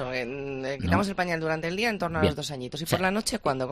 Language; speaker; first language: Spanish; native; Spanish